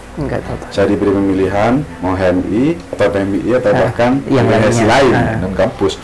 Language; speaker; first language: Indonesian; non-native, local second language; Madurese